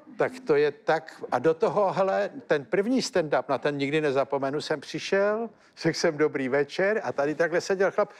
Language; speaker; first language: Czech; native; Czech